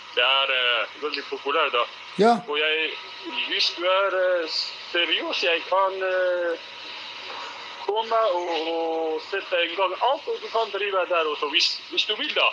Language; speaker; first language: Norwegian; non-native, learner; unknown